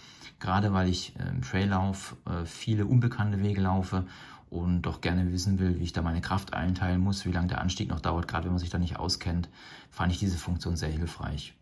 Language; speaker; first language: German; native; German